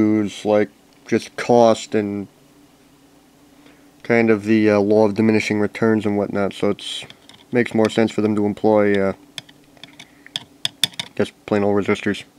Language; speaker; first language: English; native; English